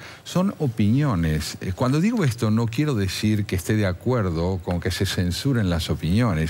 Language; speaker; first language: Spanish; native; Spanish